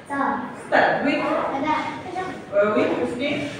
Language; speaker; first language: French; non-native, local second language; Arabic